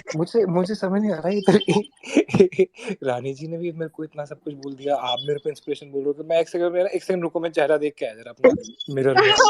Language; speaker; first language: Hindi; native; Hindi